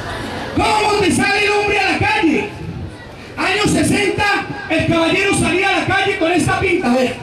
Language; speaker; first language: Spanish; native; Spanish